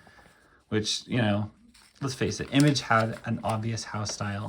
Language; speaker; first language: English; native; English